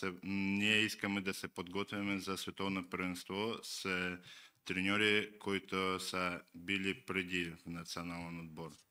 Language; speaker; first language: Bulgarian; non-native, learner; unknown